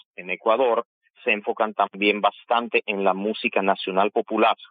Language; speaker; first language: Spanish; non-native, fluent; Armenian